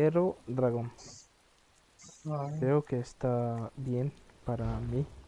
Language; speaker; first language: Spanish; non-native, learner; French